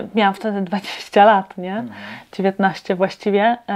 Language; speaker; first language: Polish; non-native, fluent; Latvian